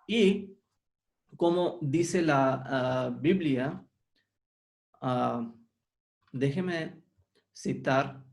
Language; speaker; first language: Spanish; non-native, fluent; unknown